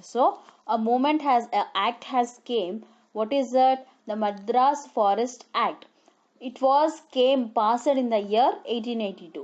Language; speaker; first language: English; non-native, local second language; Telugu